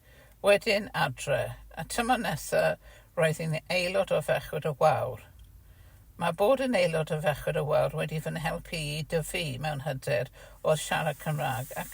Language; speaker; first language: Welsh; non-native, fluent; English